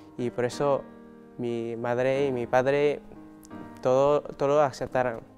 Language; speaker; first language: Spanish; non-native, learner; Cebuano